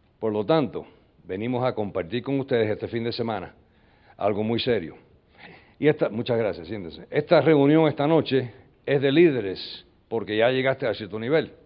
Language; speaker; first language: Spanish; early bilingual, heritage; English